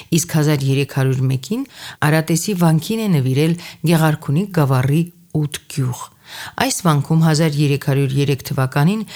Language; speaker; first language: Armenian; native; Armenian